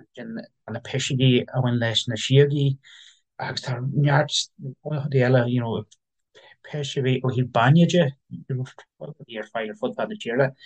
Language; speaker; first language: Irish; non-native, local second language; English